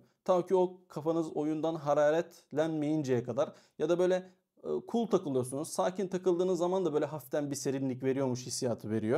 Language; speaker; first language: Turkish; native; Turkish